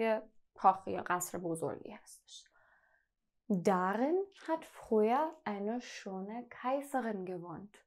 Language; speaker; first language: German; non-native, fluent; Persian